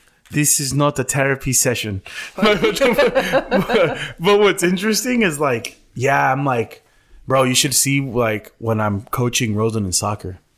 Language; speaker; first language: English; early bilingual, other home language; Spanish